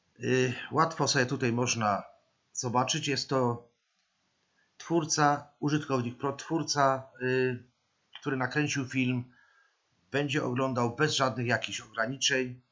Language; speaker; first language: Polish; native; Polish